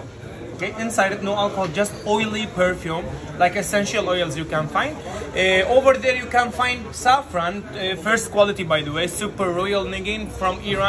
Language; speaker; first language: English; non-native, learner; Turkish